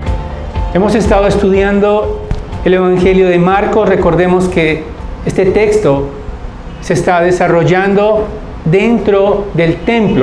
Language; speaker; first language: Spanish; native; Spanish